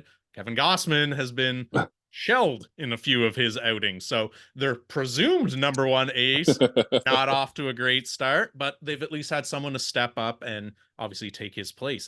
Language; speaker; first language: English; native; English